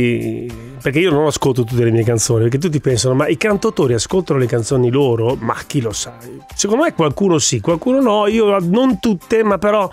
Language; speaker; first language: Italian; native; Italian